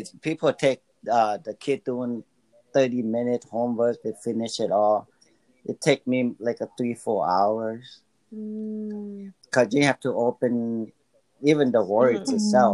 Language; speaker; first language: English; early bilingual, other home language; Lao